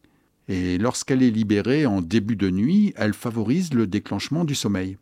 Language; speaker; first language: French; native; French